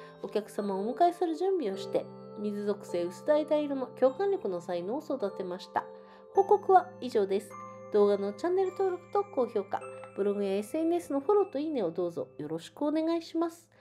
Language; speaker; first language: Japanese; native; Japanese